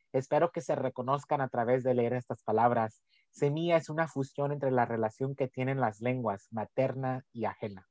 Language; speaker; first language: Spanish; early bilingual, heritage; Spanish